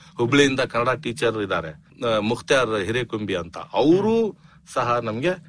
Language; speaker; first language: Kannada; non-native, local second language; Urdu